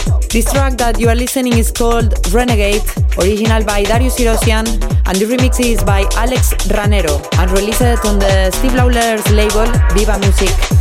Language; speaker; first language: English; non-native, fluent; Spanish